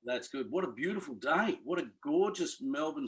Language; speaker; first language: English; native; English